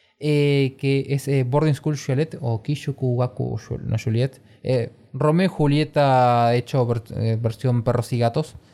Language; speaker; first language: Spanish; native; Spanish